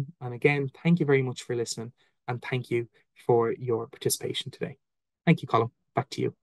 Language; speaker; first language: English; native; English